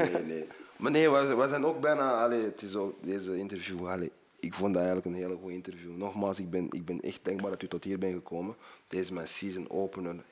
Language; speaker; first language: Dutch; early bilingual, other home language; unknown